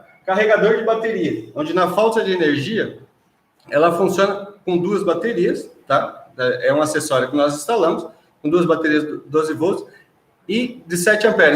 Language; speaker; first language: Portuguese; native; Portuguese